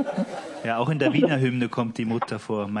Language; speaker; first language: German; native; German